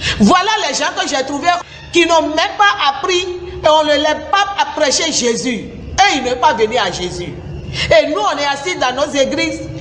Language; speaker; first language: French; non-native, local second language; Susu